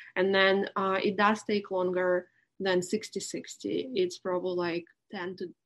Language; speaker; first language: English; non-native, fluent; Russian